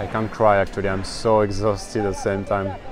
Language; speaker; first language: English; non-native, fluent; French